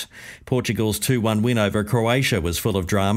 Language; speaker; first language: English; native; English